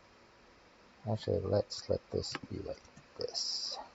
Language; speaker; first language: English; native; English